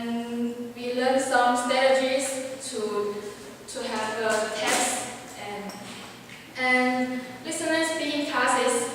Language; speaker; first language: English; non-native, learner; Chinese